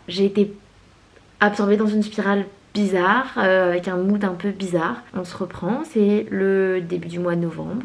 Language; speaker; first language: French; native; French